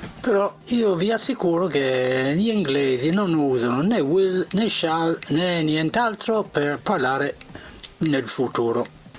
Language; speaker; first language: Italian; non-native, fluent; English